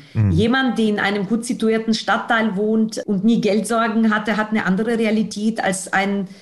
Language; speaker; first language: German; non-native, fluent; Russian